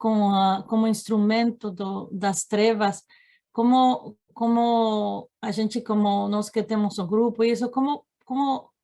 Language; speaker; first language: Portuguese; non-native, learner; Spanish